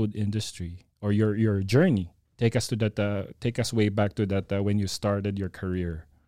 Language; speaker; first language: English; non-native, local second language; Filipino